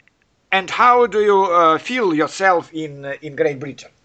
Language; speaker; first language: English; non-native, learner; Russian